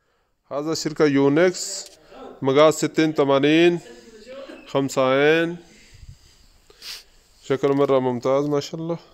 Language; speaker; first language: Arabic; non-native, learner; Urdu